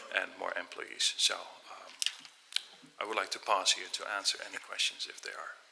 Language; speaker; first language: English; non-native, fluent; Dutch